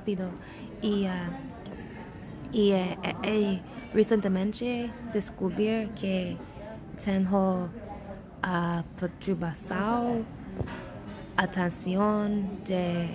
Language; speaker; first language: Portuguese; non-native, learner; English